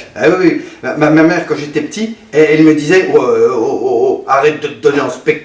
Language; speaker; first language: French; native; French